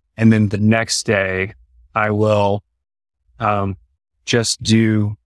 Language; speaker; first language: English; native; English